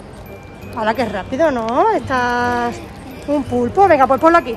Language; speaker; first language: Spanish; native; Spanish